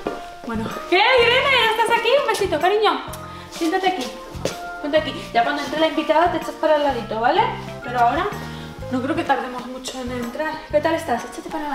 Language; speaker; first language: Spanish; native; Spanish